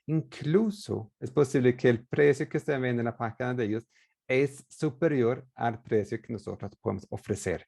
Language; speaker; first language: Spanish; non-native, fluent; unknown